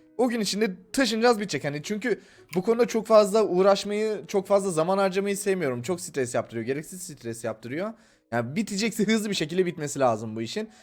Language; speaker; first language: Turkish; native; Turkish